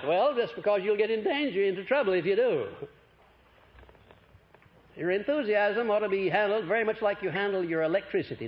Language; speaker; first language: English; native; English